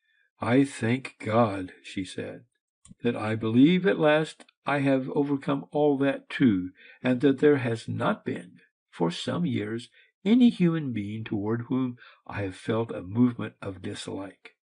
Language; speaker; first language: English; native; English